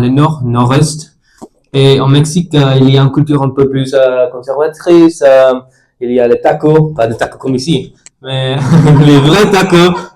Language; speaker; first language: French; non-native, learner; Spanish